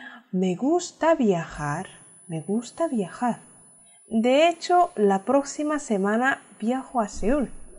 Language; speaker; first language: Spanish; non-native, fluent; Korean